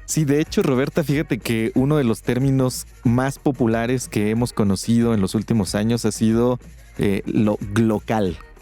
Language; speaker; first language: Spanish; native; Spanish